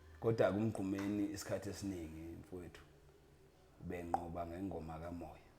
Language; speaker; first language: Zulu; native; Zulu